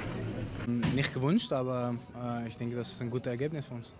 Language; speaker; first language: German; non-native, fluent; Dutch